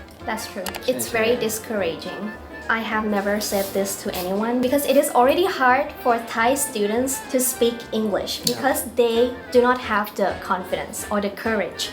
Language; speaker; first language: English; early bilingual, other home language; Thai